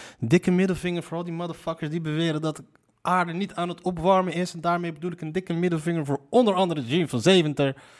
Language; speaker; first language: Dutch; early bilingual, other home language; Riffian